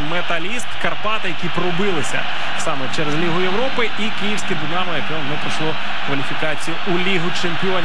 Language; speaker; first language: Ukrainian; native; Ukrainian